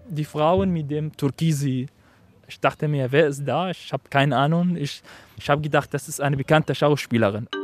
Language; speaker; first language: German; non-native, fluent; Arabic